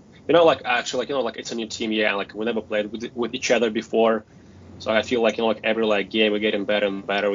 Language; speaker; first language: English; non-native, fluent; Russian